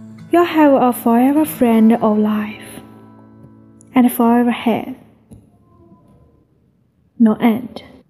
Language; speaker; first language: English; non-native, learner; Chinese